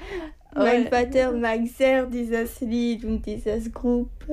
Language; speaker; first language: German; non-native, learner; French